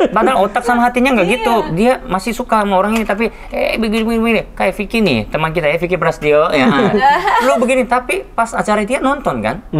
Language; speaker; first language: Indonesian; non-native, fluent; Korean